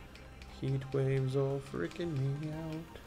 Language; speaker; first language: English; native; English